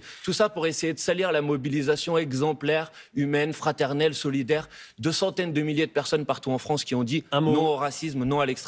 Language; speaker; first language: French; native; French